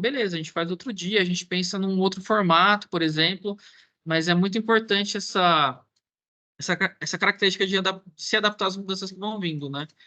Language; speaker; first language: Portuguese; native; Portuguese